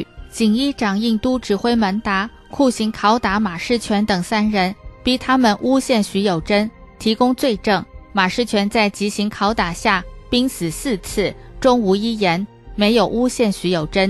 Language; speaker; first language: Chinese; native; Chinese